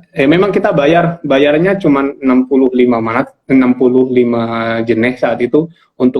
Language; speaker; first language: Indonesian; non-native, local second language; Javanese